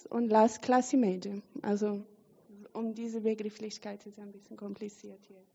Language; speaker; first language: German; non-native, fluent; Portuguese